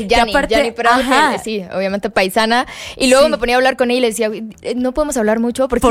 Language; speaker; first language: Spanish; native; Spanish